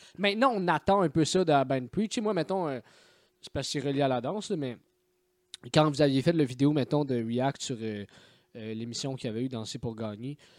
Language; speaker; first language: French; native; French